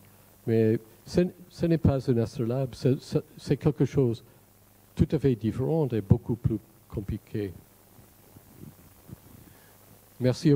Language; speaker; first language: French; non-native, fluent; English